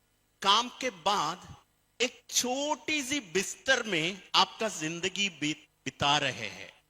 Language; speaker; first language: Hindi; non-native, fluent; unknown